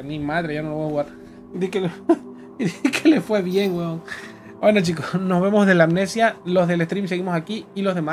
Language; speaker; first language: Spanish; native; Spanish